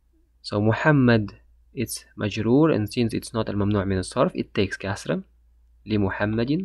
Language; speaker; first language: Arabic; non-native, fluent; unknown